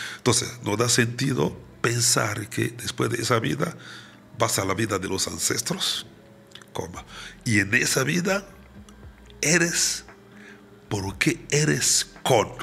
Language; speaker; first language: Spanish; non-native, fluent; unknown